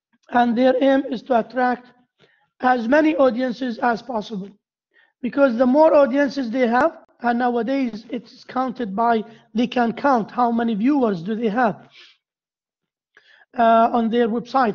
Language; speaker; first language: English; non-native, fluent; Arabic